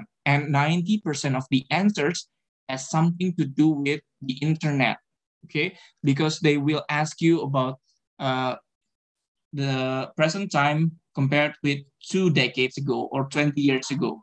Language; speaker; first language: English; non-native, fluent; Indonesian